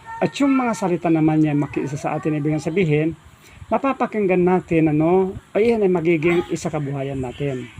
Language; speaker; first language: Filipino; non-native, local second language; Iloko